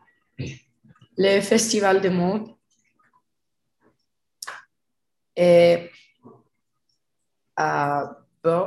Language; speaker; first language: French; non-native, learner; Spanish